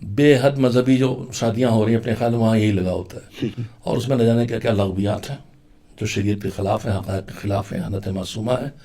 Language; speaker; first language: Urdu; native; Urdu